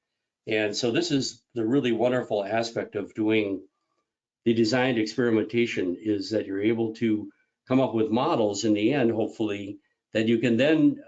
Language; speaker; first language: English; native; English